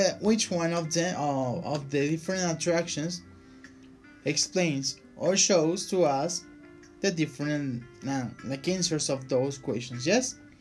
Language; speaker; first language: English; non-native, fluent; Spanish